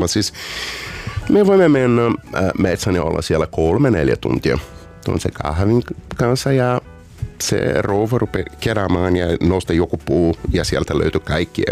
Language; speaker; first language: Finnish; non-native, fluent; Portuguese